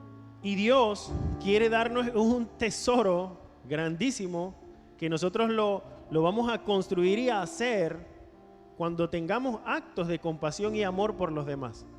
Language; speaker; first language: Spanish; native; Spanish